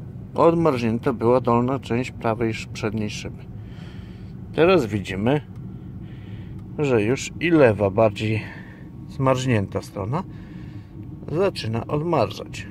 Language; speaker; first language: Polish; native; Polish